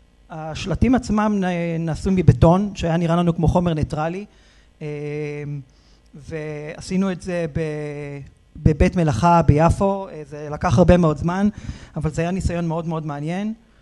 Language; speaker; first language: Hebrew; native; Hebrew